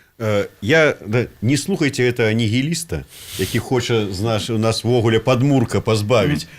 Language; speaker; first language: Belarusian; native; Belarusian